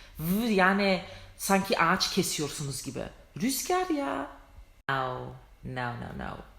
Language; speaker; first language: Turkish; early bilingual, heritage; Turkish